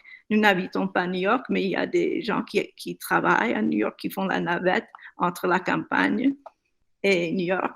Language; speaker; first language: French; non-native, fluent; English